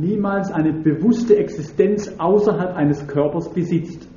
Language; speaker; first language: German; native; German